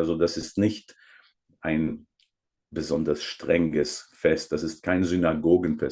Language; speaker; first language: German; non-native, fluent; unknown